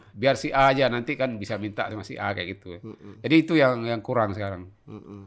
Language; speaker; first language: Indonesian; non-native, local second language; Achinese